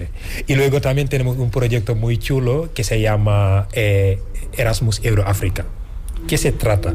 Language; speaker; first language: Spanish; non-native, fluent; Wolof